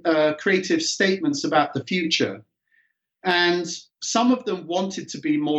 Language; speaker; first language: English; native; English